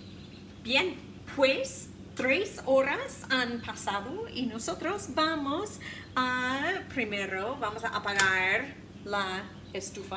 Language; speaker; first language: Spanish; non-native, fluent; English